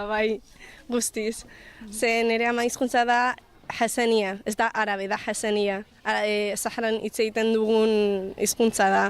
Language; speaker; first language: Basque; early bilingual, other home language; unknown